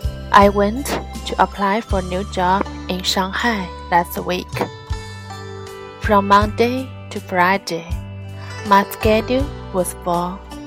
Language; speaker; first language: English; non-native, learner; Chinese